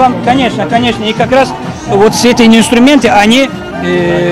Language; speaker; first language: Russian; non-native, local second language; Azerbaijani